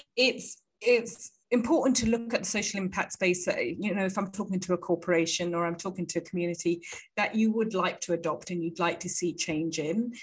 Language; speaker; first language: English; native; English